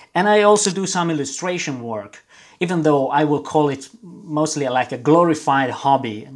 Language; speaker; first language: English; non-native, fluent; Italian